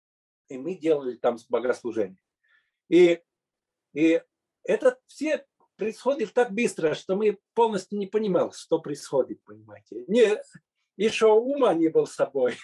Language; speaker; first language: Russian; non-native, fluent; Finnish